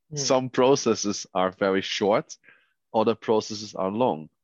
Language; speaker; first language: English; non-native, fluent; Dutch